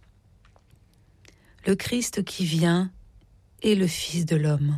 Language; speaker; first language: French; native; French